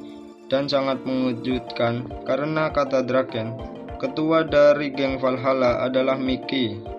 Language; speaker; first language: Indonesian; native; Indonesian